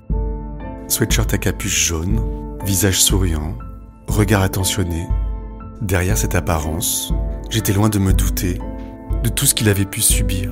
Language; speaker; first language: French; native; French